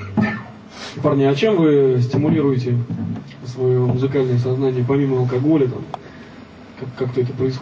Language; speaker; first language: Russian; native; Russian